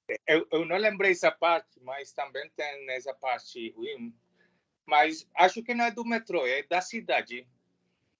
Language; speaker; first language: Portuguese; non-native, learner; Spanish